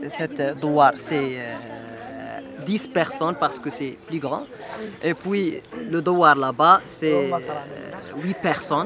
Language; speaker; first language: French; non-native, learner; Arabic